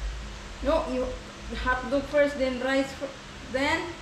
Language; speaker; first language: English; non-native, local second language; Cebuano